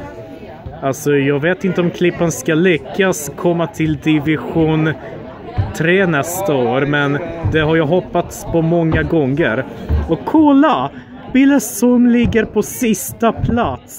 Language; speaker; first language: Swedish; early bilingual, other home language; Polish